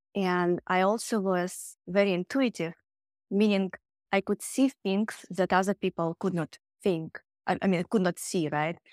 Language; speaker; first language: English; non-native, fluent; Russian